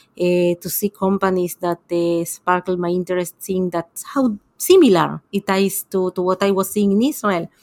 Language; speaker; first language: English; non-native, fluent; Spanish